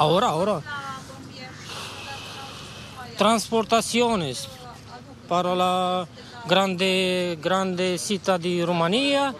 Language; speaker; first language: Spanish; non-native, learner; Romanian